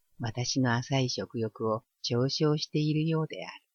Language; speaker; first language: Japanese; native; Japanese